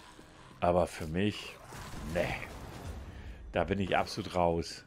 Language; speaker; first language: German; native; German